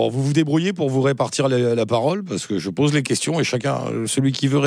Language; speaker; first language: French; native; French